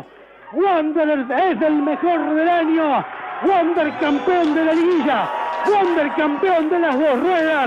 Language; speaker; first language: Spanish; native; Spanish